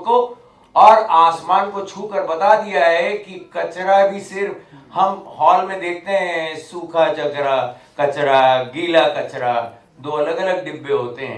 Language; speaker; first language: Hindi; native; Hindi